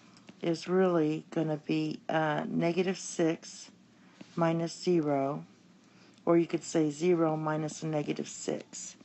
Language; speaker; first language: English; native; English